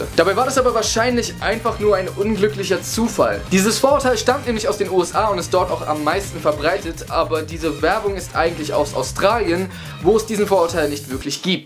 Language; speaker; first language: German; native; German